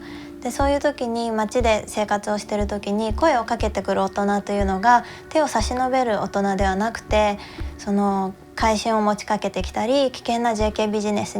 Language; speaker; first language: Japanese; native; Japanese